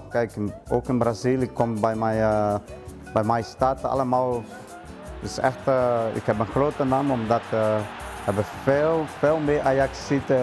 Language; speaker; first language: Dutch; non-native, learner; Portuguese